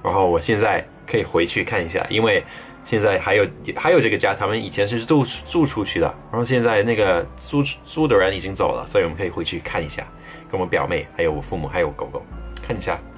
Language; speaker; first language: Chinese; non-native, fluent; English